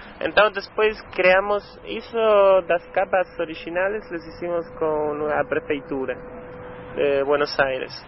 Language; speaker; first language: Portuguese; non-native, learner; Spanish